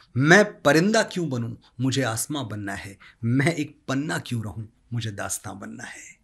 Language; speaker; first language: Hindi; native; Hindi